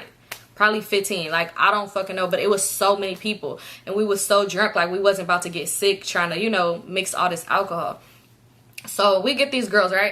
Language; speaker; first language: English; native; English